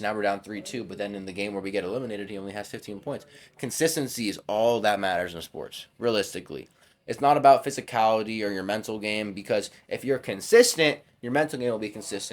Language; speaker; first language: English; native; English